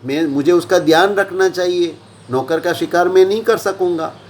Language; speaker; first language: Hindi; non-native, local second language; Gujarati